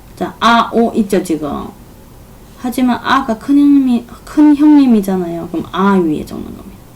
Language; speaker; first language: Korean; non-native, fluent; Chinese